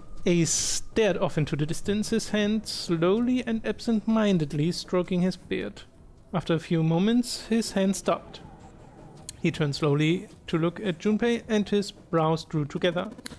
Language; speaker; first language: English; non-native, fluent; German